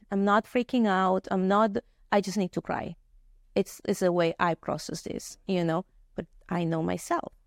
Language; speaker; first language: English; non-native, fluent; Spanish